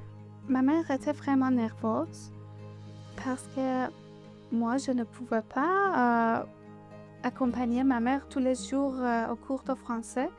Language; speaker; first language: French; non-native, learner; Persian